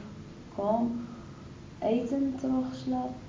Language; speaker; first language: Dutch; non-native, learner; Arabic